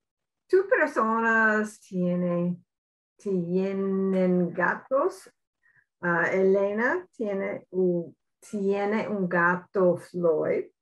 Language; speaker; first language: Spanish; non-native, learner; English